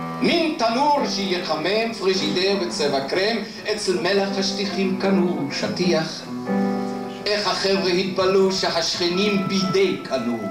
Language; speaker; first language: Hebrew; non-native, fluent; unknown